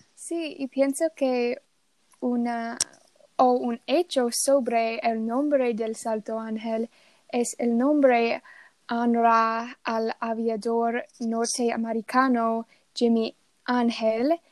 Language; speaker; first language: Spanish; non-native, learner; English